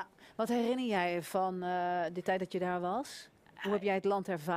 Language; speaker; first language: Dutch; native; Dutch